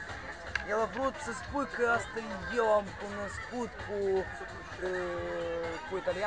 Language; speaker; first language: Romanian; non-native, learner; Russian